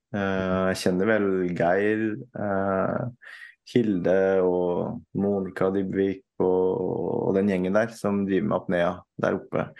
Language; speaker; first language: Norwegian; early bilingual, other home language; Filipino